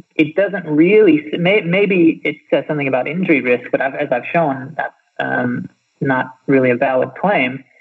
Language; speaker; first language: English; native; English